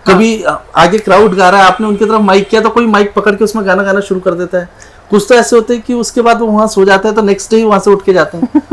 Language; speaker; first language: Hindi; non-native, local second language; Nepali